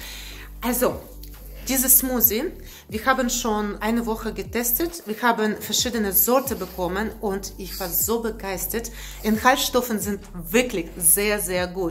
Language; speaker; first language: German; non-native, learner; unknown